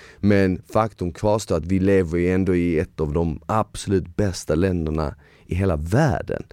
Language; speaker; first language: Swedish; early bilingual, other home language; Bosnian